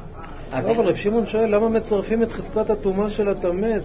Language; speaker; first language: Hebrew; native; Hebrew